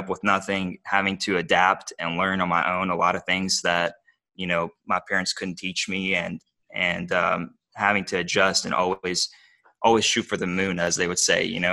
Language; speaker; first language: English; early bilingual, other home language; Bosnian